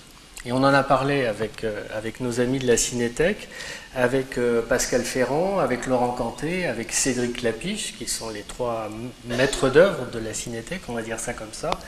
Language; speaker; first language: French; native; French